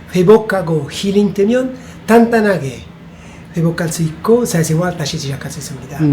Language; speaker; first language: Korean; non-native, fluent; Italian